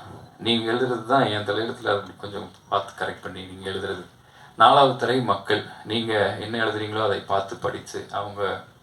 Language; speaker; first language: Tamil; native; Tamil